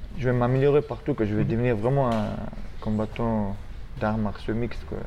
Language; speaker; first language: French; non-native, fluent; Russian